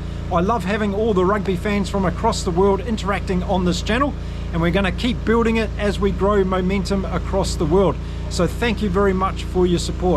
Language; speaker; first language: English; native; English